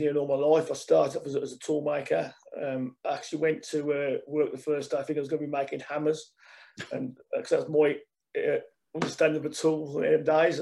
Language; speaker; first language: English; native; English